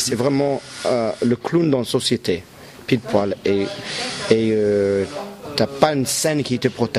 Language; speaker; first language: French; non-native, local second language; English